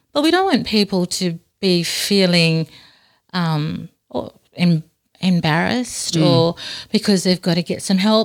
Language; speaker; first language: English; native; English